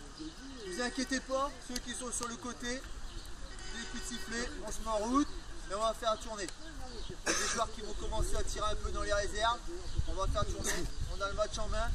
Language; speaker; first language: French; native; French